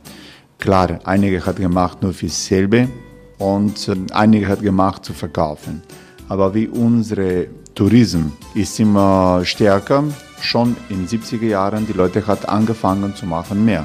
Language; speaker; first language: German; non-native, learner; Croatian